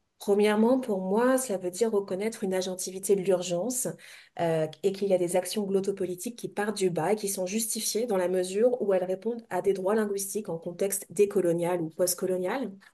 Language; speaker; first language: French; native; French